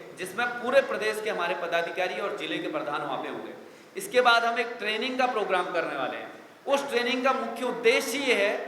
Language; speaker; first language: Hindi; native; Hindi